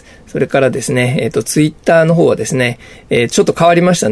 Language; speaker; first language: Japanese; native; Japanese